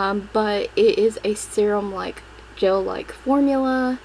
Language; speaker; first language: English; native; English